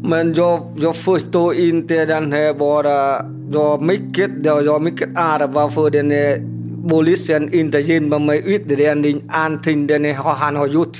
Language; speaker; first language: Swedish; non-native, learner; Vietnamese